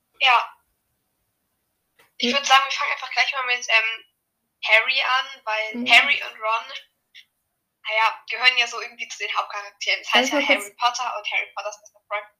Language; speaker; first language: German; native; German